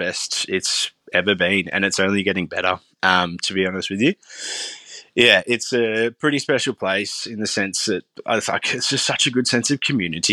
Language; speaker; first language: English; native; English